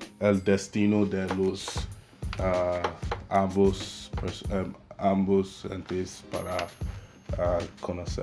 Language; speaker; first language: Spanish; non-native, learner; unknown